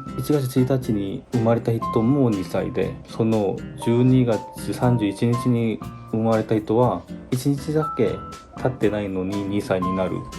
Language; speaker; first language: Japanese; non-native, fluent; Korean